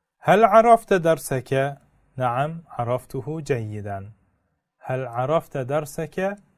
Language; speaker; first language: Arabic; non-native, fluent; Uzbek